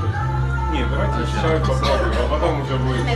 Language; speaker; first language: Russian; native; Russian